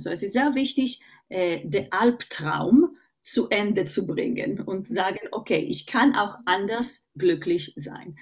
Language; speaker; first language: German; non-native, fluent; Hebrew